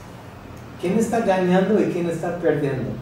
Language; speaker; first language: Spanish; non-native, fluent; English